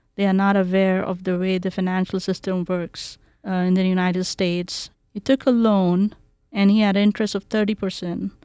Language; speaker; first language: English; non-native, local second language; Bangla